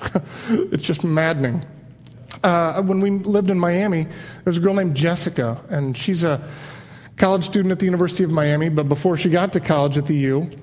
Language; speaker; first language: English; native; English